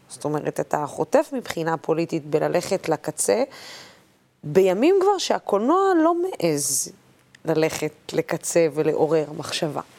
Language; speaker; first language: Hebrew; non-native, local second language; Arabic